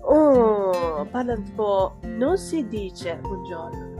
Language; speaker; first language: Italian; non-native, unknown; Japanese